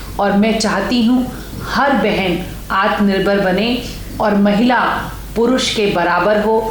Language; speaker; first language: Hindi; native; Hindi